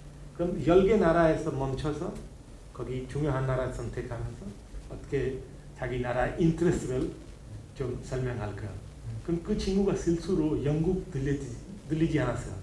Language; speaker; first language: Korean; non-native, learner; Hindi